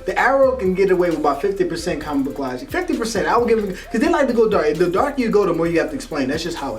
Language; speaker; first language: English; native; English